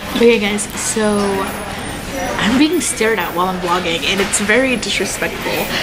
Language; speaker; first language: English; early bilingual, other home language; Spanish